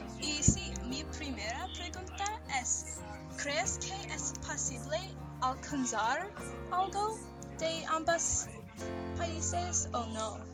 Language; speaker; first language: Spanish; non-native, learner; English